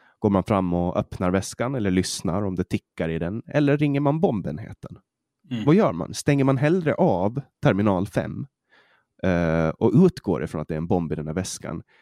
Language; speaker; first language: Swedish; native; Swedish